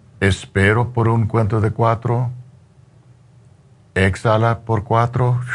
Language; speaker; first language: Spanish; non-native, learner; English